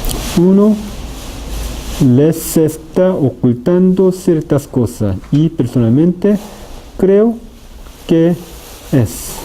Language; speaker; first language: Spanish; non-native, fluent; Korean